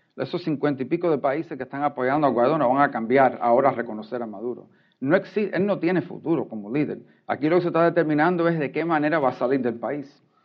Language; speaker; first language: Spanish; early bilingual, heritage; Spanish